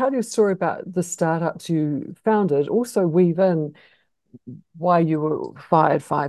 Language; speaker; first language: English; native; English